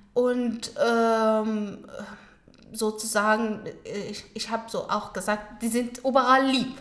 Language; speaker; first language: German; non-native, learner; Pashto